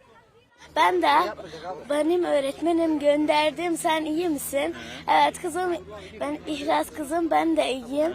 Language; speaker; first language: Turkish; non-native, learner; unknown